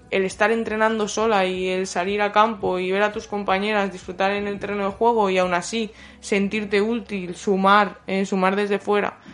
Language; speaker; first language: Spanish; native; Spanish